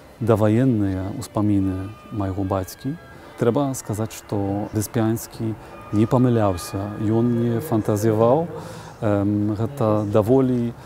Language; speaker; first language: Belarusian; non-native, fluent; Polish